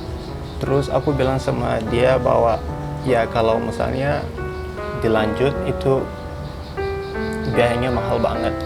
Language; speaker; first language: Indonesian; non-native, fluent; Hausa